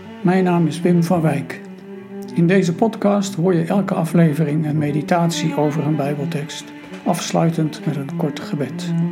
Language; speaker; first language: Dutch; native; Dutch